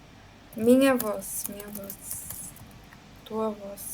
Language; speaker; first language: Portuguese; native; Portuguese